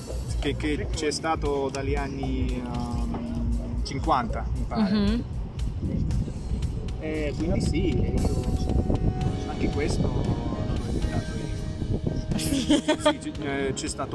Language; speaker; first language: Italian; non-native, fluent; Russian